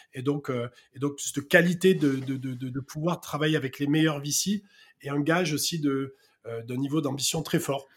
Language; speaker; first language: French; native; French